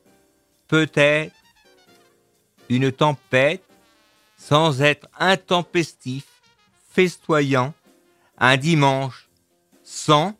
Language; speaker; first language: French; native; French